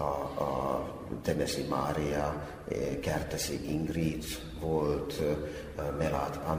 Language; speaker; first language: Hungarian; non-native, fluent; Finnish